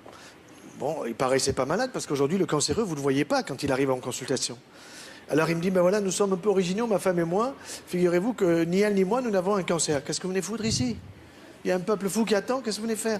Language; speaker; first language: French; native; French